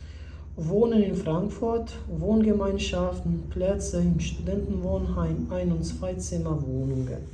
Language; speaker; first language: German; non-native, fluent; Albanian